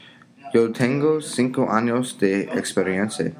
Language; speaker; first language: Spanish; non-native, learner; English